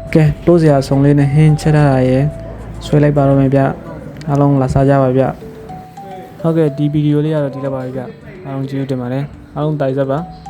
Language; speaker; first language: Burmese; native; Burmese